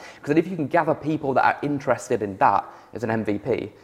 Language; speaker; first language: English; native; English